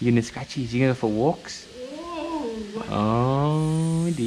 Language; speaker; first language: English; native; English